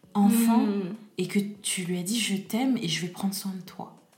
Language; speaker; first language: French; native; French